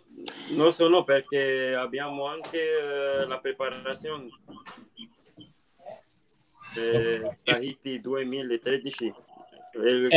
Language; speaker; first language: Italian; non-native, learner; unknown